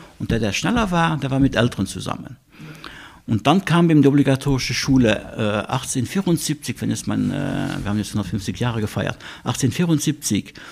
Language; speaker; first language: German; non-native, local second language; Luxembourgish